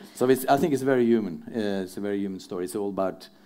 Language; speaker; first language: English; non-native, fluent; Norwegian